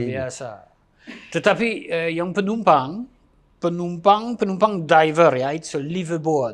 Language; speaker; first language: Indonesian; non-native, learner; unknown